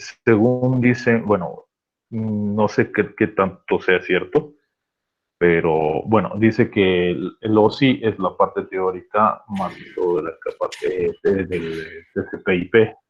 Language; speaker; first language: Spanish; native; Spanish